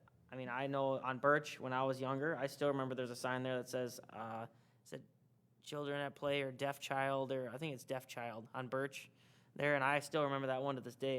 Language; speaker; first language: English; native; English